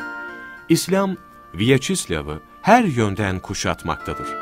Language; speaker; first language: Turkish; native; Turkish